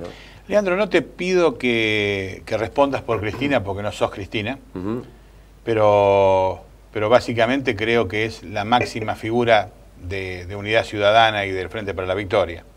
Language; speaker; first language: Spanish; native; Spanish